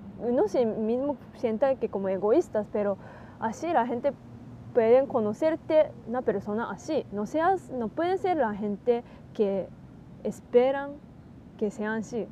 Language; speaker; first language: Spanish; non-native, learner; Japanese